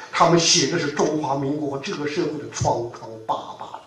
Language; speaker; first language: Chinese; native; Chinese